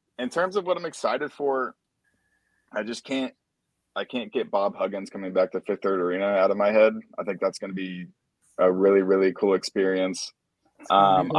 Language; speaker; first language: English; native; English